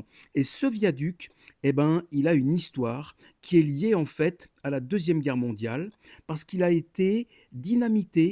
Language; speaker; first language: French; native; French